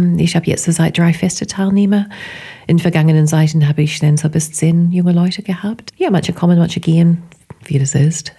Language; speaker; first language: German; non-native, fluent; English